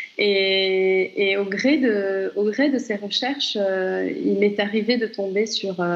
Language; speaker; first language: French; non-native, local second language; Arabic